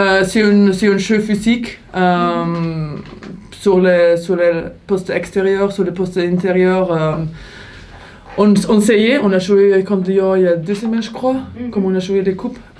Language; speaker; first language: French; non-native, learner; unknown